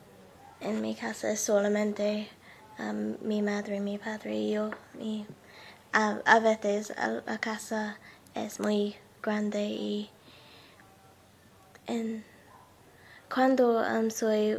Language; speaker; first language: Spanish; non-native, learner; English